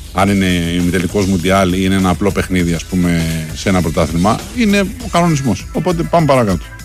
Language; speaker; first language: Greek; native; Greek